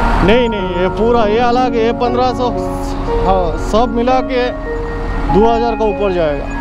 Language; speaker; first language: Hindi; native; Hindi